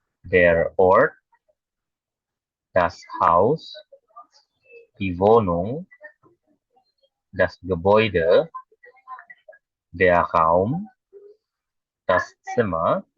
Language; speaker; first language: German; non-native, fluent; Indonesian